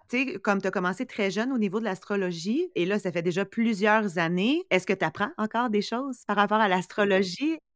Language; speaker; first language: French; native; French